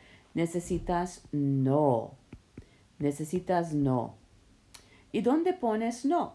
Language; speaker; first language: Spanish; non-native, fluent; English